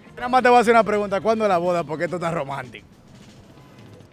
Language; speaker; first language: Spanish; native; Spanish